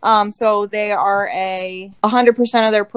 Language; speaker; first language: English; native; English